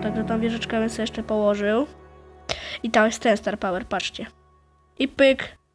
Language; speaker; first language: Polish; native; Polish